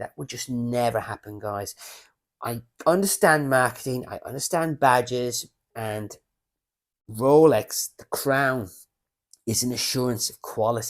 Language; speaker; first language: English; native; English